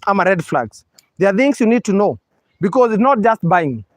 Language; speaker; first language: English; non-native, local second language; Swahili